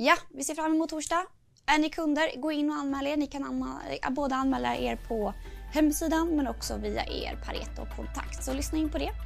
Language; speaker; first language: Swedish; native; Swedish